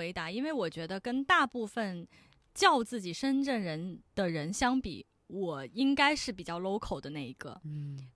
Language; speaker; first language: Chinese; non-native, local second language; Cantonese